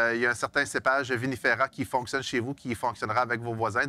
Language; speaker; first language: French; native; French